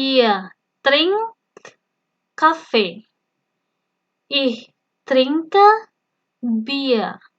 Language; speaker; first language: German; non-native, fluent; Indonesian